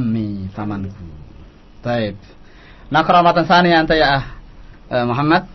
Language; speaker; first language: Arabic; non-native, fluent; Indonesian